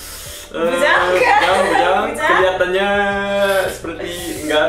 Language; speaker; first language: Indonesian; non-native, learner; Korean